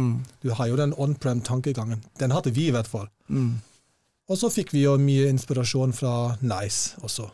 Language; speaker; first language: Norwegian; non-native, fluent; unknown